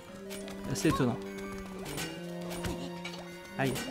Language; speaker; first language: French; native; French